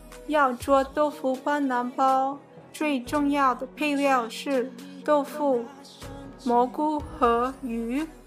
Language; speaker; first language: Chinese; early bilingual, heritage; Chinese